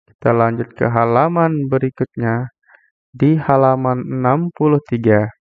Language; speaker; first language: Indonesian; native; Indonesian